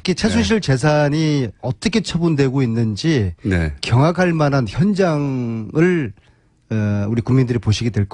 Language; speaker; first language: Korean; native; Korean